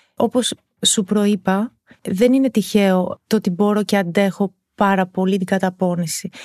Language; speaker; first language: Greek; native; Greek